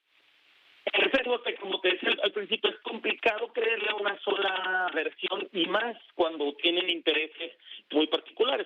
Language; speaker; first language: Spanish; native; Spanish